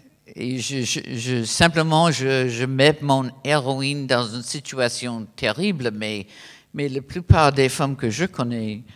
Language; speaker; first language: French; non-native, fluent; English